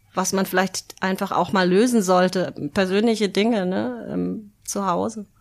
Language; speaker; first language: German; native; German